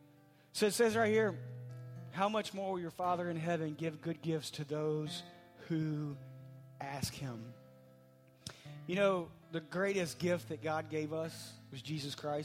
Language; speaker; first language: English; native; English